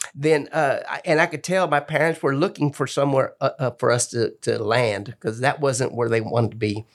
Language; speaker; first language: English; early bilingual, other home language; Spanish